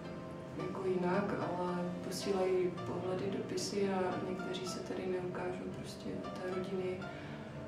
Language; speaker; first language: Czech; native; Czech